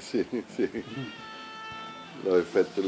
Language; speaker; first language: French; non-native, learner; Italian